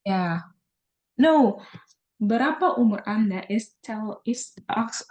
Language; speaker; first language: English; non-native, learner; Indonesian